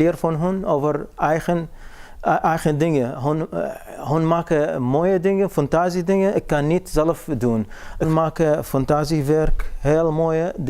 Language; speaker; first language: Dutch; non-native, learner; Arabic